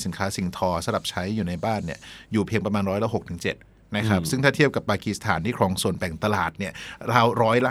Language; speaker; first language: Thai; native; Thai